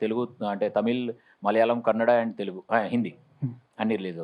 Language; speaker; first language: Telugu; native; Telugu